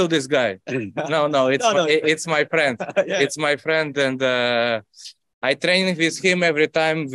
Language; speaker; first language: English; non-native, learner; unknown